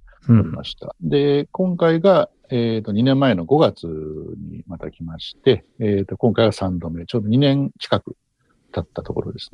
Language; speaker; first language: Japanese; native; Japanese